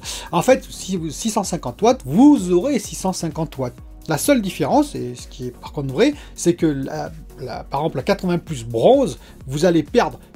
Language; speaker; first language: French; native; French